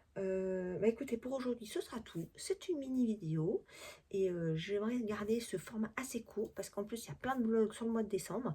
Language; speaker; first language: French; native; French